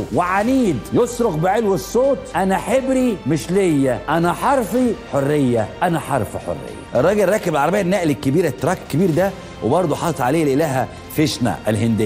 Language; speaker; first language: Arabic; native; Arabic